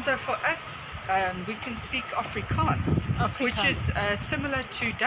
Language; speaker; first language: English; non-native, local second language; Afrikaans